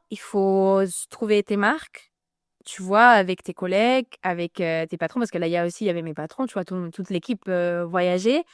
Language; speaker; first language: French; non-native, fluent; Spanish